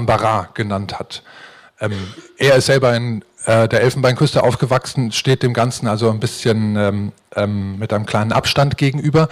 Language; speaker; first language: German; native; German